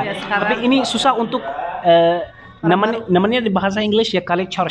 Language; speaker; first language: Indonesian; non-native, learner; Arabic